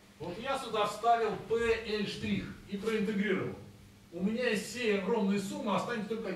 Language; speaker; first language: Russian; native; Russian